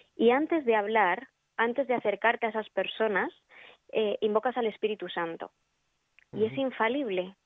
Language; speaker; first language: Spanish; native; Spanish